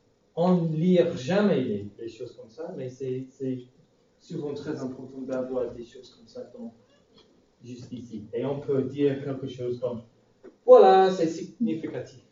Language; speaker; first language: French; non-native, fluent; English